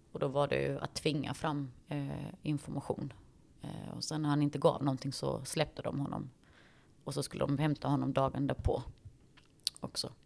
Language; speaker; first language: Swedish; early bilingual, other home language; Bosnian